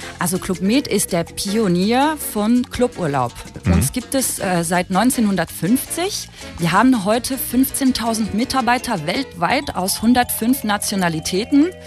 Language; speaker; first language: German; non-native, local second language; French